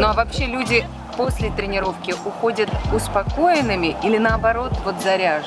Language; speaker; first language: Russian; native; Russian